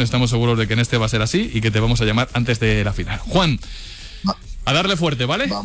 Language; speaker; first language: Spanish; native; Spanish